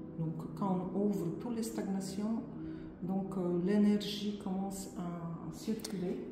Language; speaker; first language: French; non-native, fluent; Polish